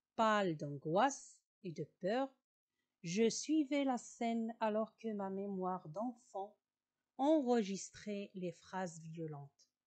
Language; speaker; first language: French; non-native, local second language; Arabic